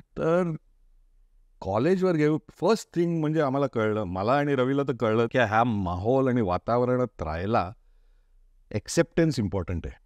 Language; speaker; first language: Marathi; non-native, local second language; Konkani